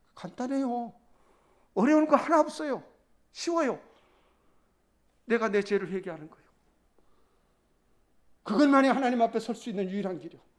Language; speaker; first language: Korean; native; Korean